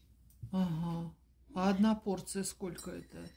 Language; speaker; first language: Russian; native; Russian